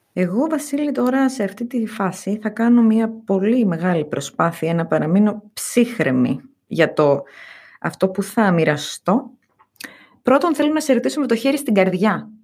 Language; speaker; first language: Greek; native; Greek